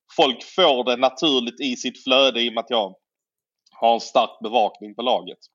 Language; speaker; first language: Swedish; native; Swedish